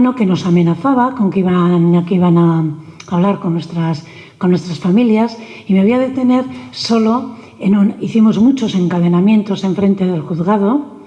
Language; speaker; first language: Spanish; native; Spanish